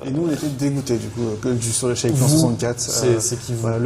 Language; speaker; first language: French; native; French